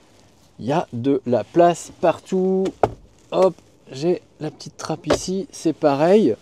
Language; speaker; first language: French; native; French